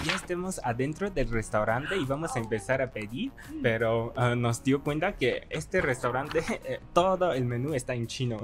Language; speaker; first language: Spanish; non-native, fluent; Chinese